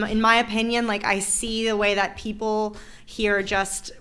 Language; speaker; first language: English; native; English